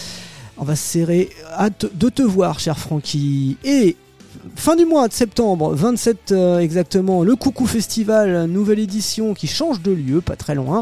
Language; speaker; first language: French; native; French